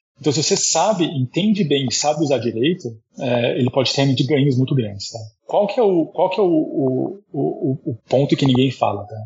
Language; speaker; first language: Portuguese; early bilingual, heritage; Portuguese